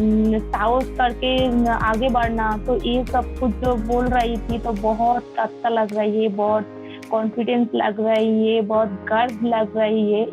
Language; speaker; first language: Hindi; non-native, local second language; Bangla